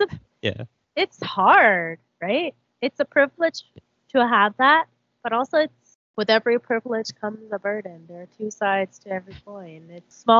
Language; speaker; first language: English; early bilingual, other home language; Korean